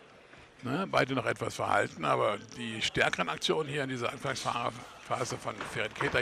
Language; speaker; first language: German; native; German